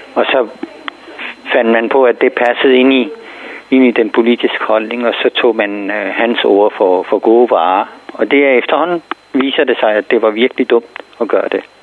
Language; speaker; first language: Danish; non-native, fluent; Urdu